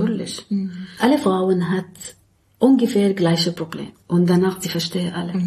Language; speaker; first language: German; non-native, learner; Arabic